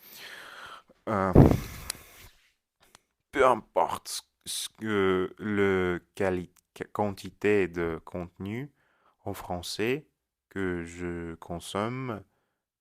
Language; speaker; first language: French; non-native, learner; Russian